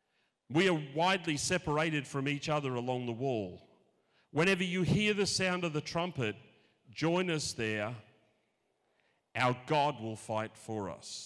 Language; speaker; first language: English; native; English